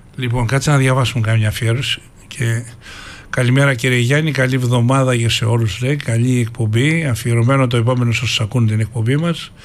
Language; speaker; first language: Greek; native; Greek